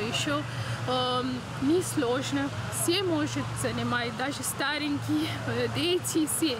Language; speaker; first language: Russian; non-native, learner; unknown